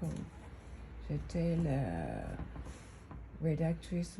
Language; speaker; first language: French; non-native, learner; English